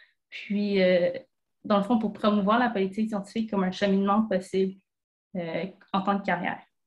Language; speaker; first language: French; native; French